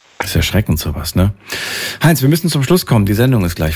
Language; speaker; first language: German; native; German